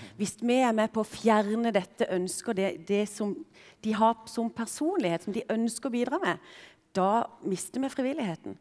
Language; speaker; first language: Norwegian; native; Norwegian